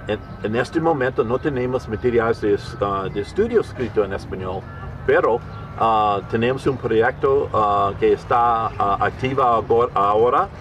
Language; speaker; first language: Spanish; non-native, learner; English